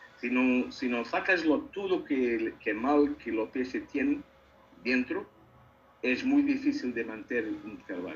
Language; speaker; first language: Spanish; non-native, learner; Portuguese